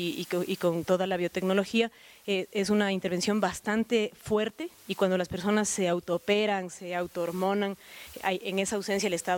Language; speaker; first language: Spanish; native; Spanish